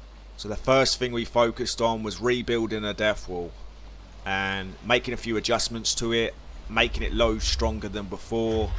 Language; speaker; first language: English; native; English